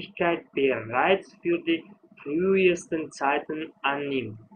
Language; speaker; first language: German; non-native, fluent; Uzbek